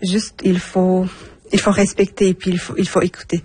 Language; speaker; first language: French; non-native, fluent; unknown